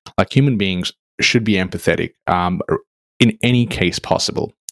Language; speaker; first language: English; non-native, local second language; Nepali